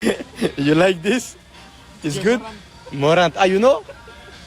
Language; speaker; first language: English; non-native, learner; French